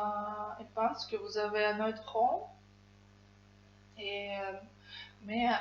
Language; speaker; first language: French; non-native, fluent; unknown